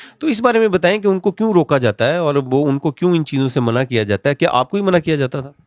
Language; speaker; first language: Urdu; native; Urdu